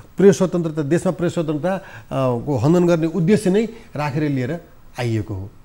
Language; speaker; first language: Nepali; non-native, local second language; Maithili